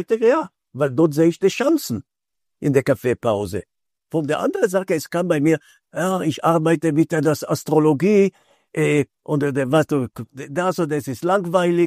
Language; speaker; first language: German; non-native, fluent; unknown